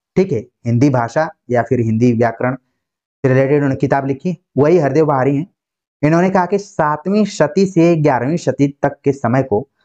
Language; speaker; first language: Hindi; native; Hindi